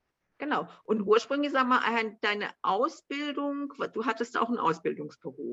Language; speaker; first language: German; native; German